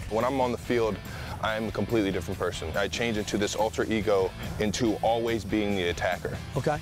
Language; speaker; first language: English; native; English